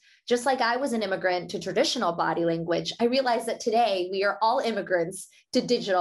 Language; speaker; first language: English; early bilingual, other home language; Hindi